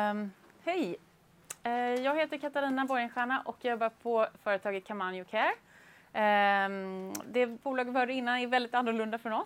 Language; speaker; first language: Swedish; native; Swedish